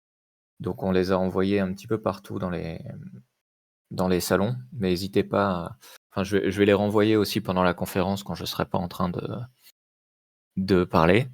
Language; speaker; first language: French; native; French